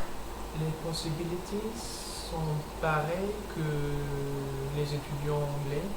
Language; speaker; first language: French; non-native, learner; English